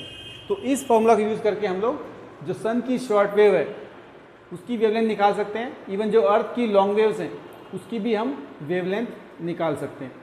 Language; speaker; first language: Hindi; native; Hindi